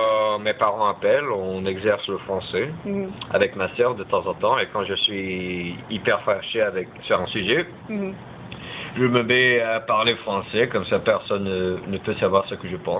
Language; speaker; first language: French; early bilingual, heritage; French